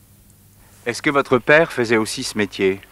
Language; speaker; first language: French; native; French